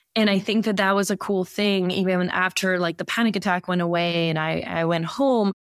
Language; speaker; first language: English; early bilingual, other home language; Bosnian